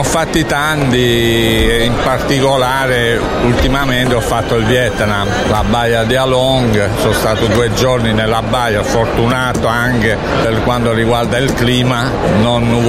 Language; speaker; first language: Italian; native; Italian